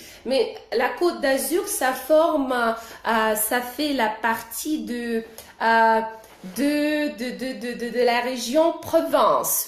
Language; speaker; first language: French; non-native, fluent; Russian